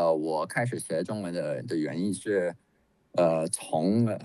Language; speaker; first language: Chinese; non-native, fluent; English